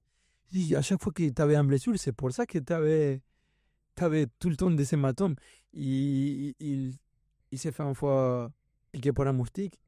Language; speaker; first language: French; non-native, fluent; Spanish